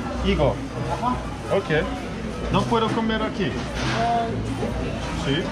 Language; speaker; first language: Spanish; non-native, learner; English